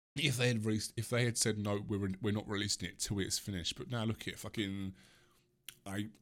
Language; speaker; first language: English; native; English